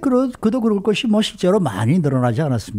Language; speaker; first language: Korean; native; Korean